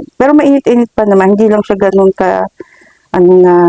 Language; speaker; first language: Filipino; non-native, local second language; Hiligaynon